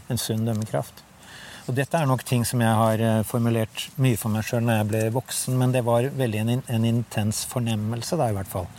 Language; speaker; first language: Norwegian; native; Norwegian